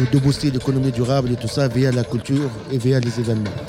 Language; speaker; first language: French; non-native, local second language; Arabic